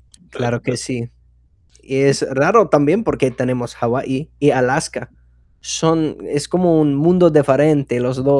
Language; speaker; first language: Spanish; non-native, fluent; English